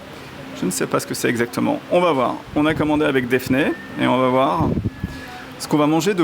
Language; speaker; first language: French; native; French